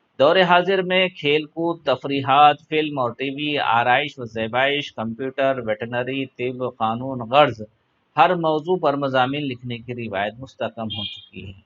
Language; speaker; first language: Urdu; native; Urdu